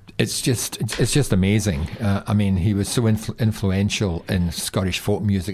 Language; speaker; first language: English; native; English